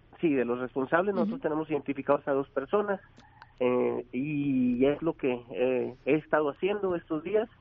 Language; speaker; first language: Spanish; native; Spanish